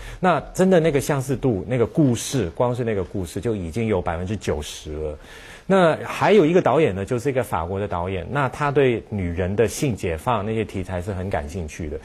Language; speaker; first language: Chinese; non-native, local second language; Cantonese